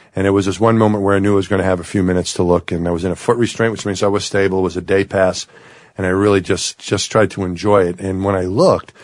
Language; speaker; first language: English; native; English